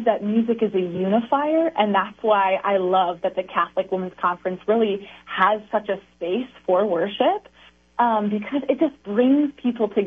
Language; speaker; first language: English; native; English